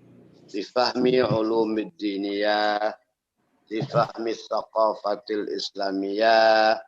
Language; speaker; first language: Arabic; non-native, fluent; Indonesian